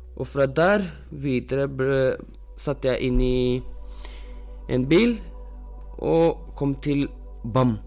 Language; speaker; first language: Norwegian; non-native, fluent; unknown